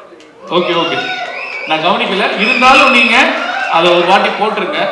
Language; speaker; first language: Tamil; native; Tamil